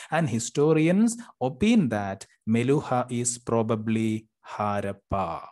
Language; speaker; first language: English; non-native, local second language; Malayalam